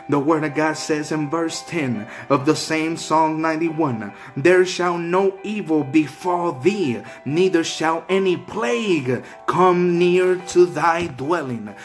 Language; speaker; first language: English; early bilingual, other home language; Spanish